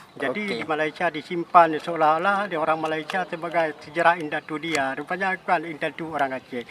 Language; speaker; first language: Malay; non-native, local second language; Achinese